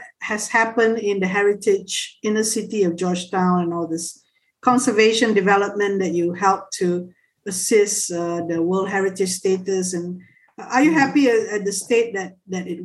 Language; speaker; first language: English; non-native, local second language; Malay